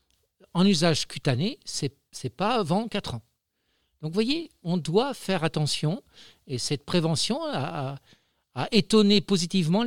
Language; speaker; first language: French; native; French